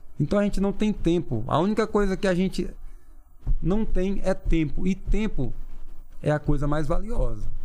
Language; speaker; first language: Portuguese; non-native, local second language; Kayapó